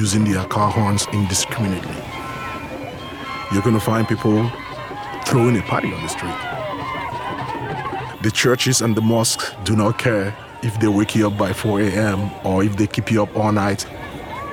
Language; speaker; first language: English; non-native, local second language; Igbo